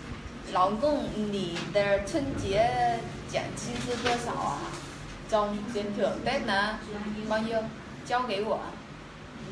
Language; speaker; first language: Chinese; non-native, fluent; Vietnamese